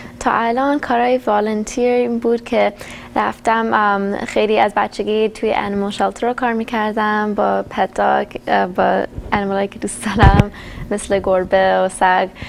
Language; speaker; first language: Persian; early bilingual, heritage; Persian